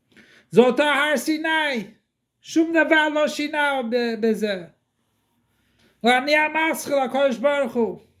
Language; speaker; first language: Hebrew; non-native, fluent; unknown